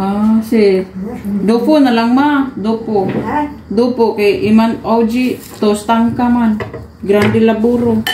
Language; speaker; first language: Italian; non-native, learner; Cebuano